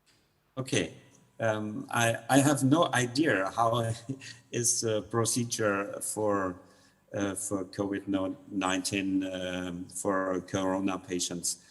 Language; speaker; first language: English; non-native, learner; German